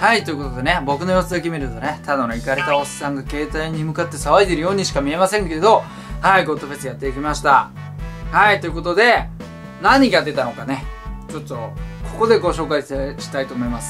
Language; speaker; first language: Japanese; native; Japanese